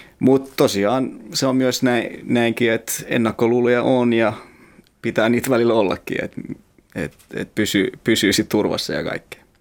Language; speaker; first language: Finnish; early bilingual, other home language; Persian